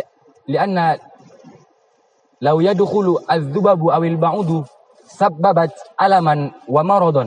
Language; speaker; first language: Arabic; non-native, learner; Indonesian